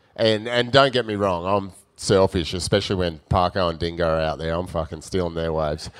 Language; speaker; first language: English; native; English